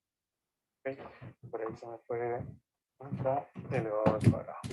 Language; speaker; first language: Spanish; native; Spanish